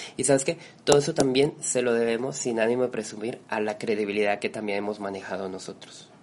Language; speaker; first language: Spanish; native; Spanish